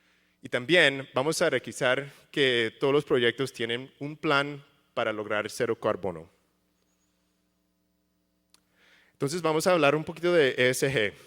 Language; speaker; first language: Spanish; early bilingual, heritage; English